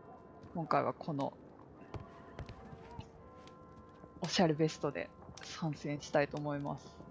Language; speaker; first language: Japanese; native; Japanese